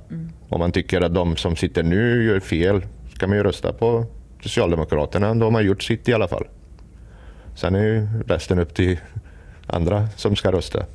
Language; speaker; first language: Swedish; non-native, fluent; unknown